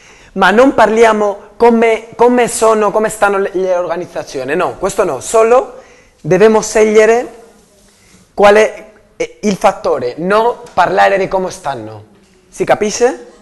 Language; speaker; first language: Italian; non-native, learner; Spanish